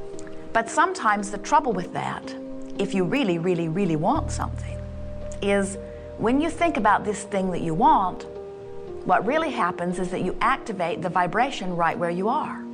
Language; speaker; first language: English; native; English